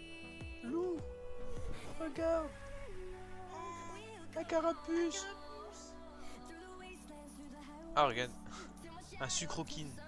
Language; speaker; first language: French; native; French